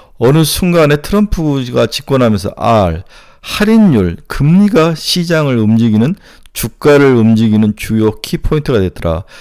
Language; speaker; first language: Korean; native; Korean